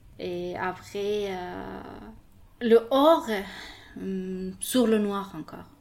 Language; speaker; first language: French; non-native, learner; Persian